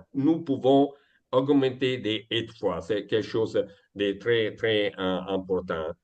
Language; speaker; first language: French; non-native, learner; Italian